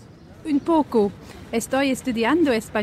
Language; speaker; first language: Spanish; non-native, learner; English